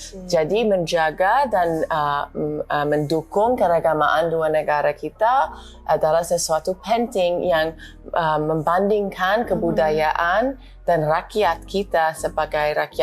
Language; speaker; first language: Indonesian; non-native, fluent; English